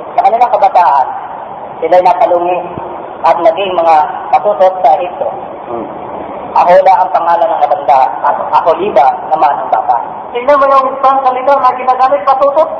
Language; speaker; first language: Filipino; non-native, local second language; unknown